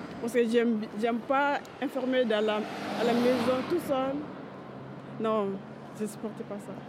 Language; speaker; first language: French; non-native, learner; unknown